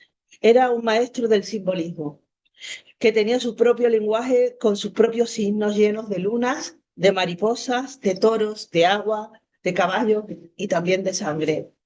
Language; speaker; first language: Spanish; native; Spanish